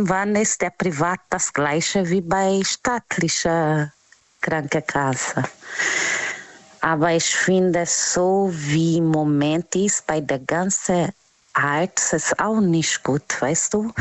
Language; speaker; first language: German; non-native, fluent; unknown